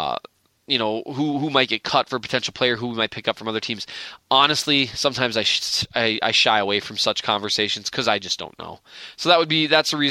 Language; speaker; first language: English; native; English